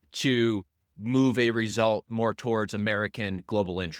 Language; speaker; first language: English; native; English